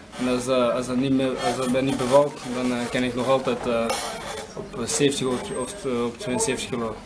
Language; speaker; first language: Dutch; non-native, fluent; Armenian